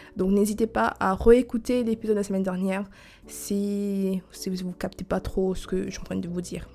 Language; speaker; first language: French; non-native, fluent; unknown